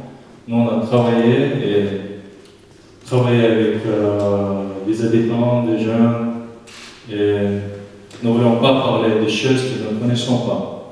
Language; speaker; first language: French; non-native, fluent; Chechen